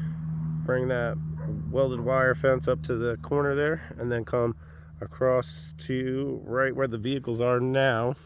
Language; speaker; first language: English; native; English